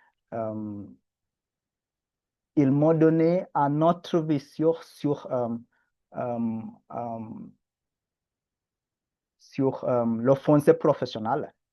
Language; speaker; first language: French; non-native, learner; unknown